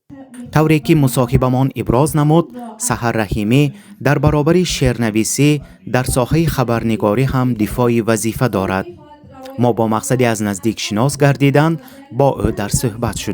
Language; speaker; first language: Persian; native; Persian